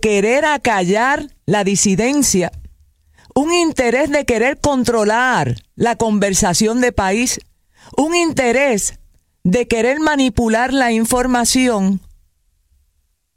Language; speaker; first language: Spanish; native; Spanish